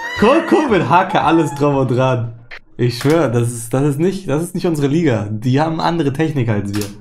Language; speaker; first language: German; native; German